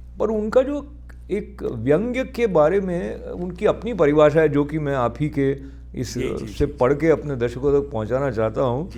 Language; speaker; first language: Hindi; native; Hindi